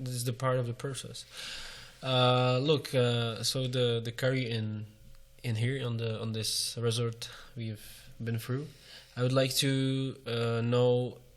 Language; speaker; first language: English; non-native, learner; Czech